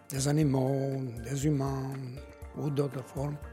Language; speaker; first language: French; non-native, learner; Albanian